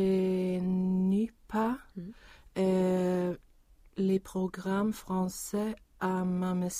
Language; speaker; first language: French; non-native, learner; Swedish